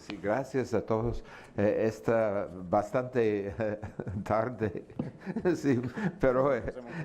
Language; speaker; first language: Spanish; non-native, learner; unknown